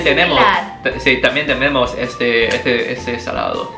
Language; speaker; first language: Spanish; non-native, learner; Chinese